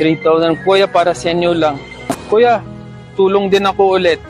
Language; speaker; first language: Filipino; non-native, learner; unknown